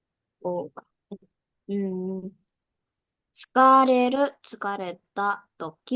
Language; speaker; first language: Japanese; non-native, learner; Indonesian